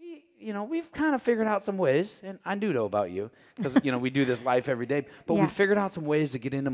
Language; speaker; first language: English; native; English